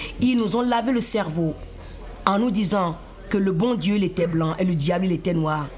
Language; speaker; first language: French; non-native, local second language; Fon